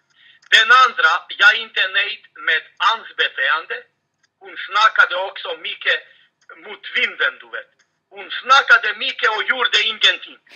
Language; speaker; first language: Swedish; non-native, fluent; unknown